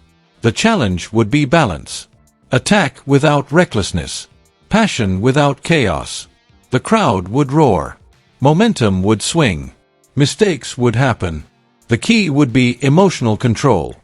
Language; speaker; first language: English; native; English